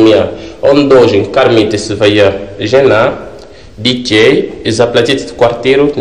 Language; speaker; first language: Russian; non-native, learner; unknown